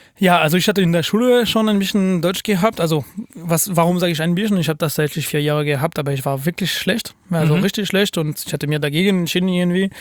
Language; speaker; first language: German; non-native, fluent; French